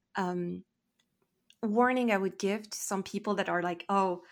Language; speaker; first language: English; non-native, fluent; French